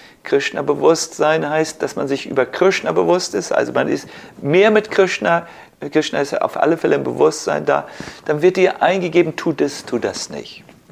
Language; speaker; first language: German; native; German